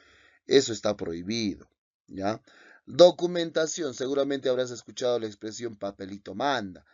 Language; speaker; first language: Spanish; native; Spanish